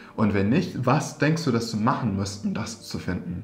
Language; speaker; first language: German; non-native, fluent; English